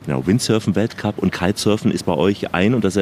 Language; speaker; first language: German; native; German